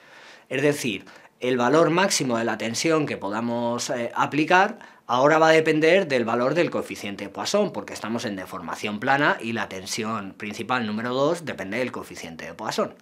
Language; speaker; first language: Spanish; native; Spanish